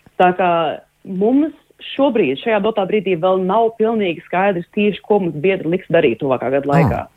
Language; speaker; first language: Latvian; early bilingual, heritage; Latvian